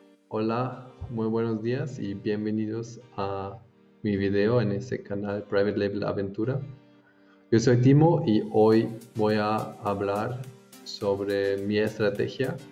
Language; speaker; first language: Spanish; non-native, fluent; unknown